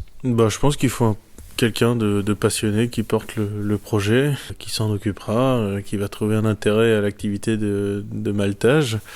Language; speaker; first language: French; native; French